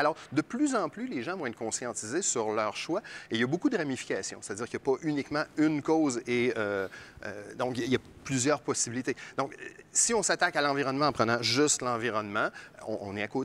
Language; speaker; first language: French; native; French